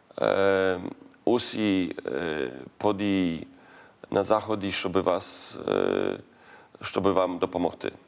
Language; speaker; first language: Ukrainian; non-native, learner; Polish